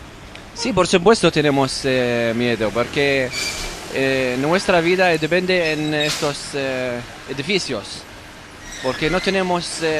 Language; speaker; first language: Spanish; non-native, learner; Arabic